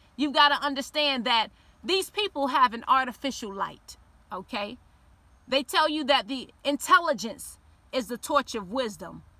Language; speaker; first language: English; native; English